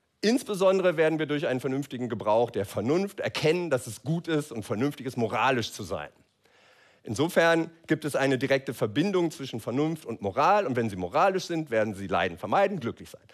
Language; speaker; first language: German; native; German